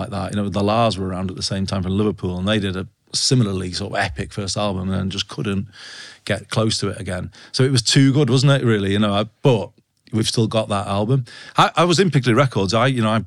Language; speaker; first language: English; native; English